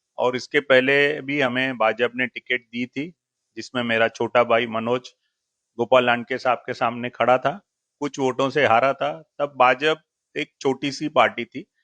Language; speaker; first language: Hindi; non-native, local second language; Sindhi